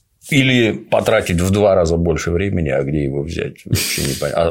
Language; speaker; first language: Russian; native; Russian